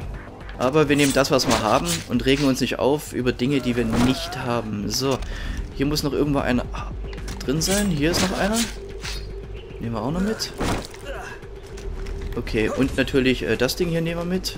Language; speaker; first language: German; native; German